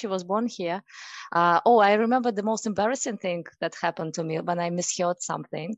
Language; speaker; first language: English; non-native, fluent; Russian